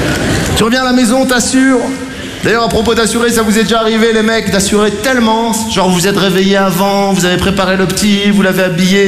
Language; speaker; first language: French; native; French